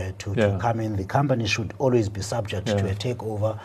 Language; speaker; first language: English; non-native, local second language; Xhosa